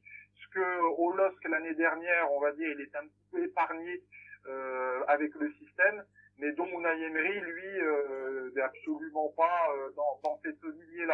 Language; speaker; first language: French; native; French